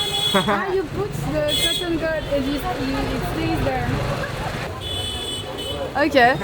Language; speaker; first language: English; non-native, learner; French